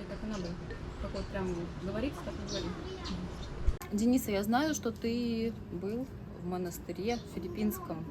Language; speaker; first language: Russian; native; Russian